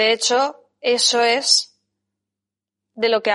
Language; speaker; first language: Spanish; native; Spanish